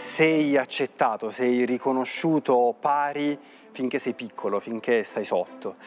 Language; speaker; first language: Italian; native; Italian